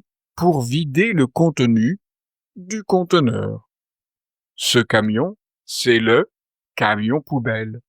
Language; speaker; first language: French; native; French